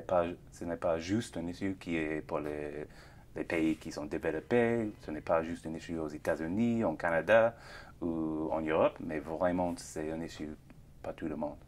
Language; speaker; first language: French; non-native, fluent; English